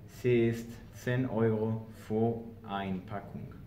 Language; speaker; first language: German; non-native, learner; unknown